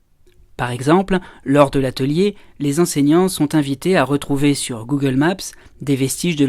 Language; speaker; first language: French; native; French